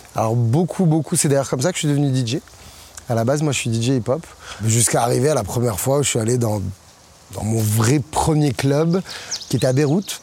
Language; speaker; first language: French; non-native, local second language; Arabic